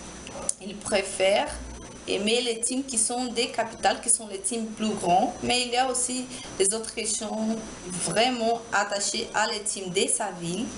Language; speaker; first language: French; non-native, learner; Portuguese